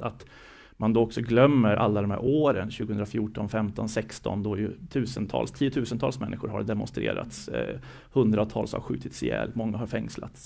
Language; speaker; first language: Swedish; native; Swedish